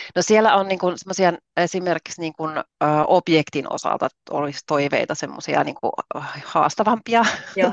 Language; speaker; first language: Finnish; native; Finnish